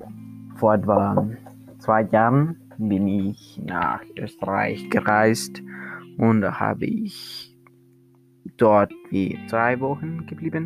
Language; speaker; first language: German; non-native, learner; Spanish